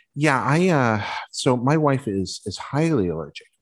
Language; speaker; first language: English; native; English